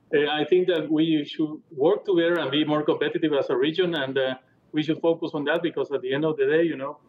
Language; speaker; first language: English; non-native, fluent; Spanish